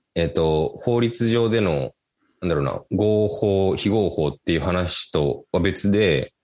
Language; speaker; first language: Japanese; native; Japanese